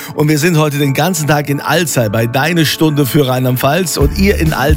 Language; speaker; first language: German; native; German